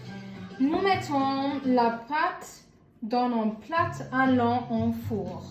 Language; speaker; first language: French; non-native, learner; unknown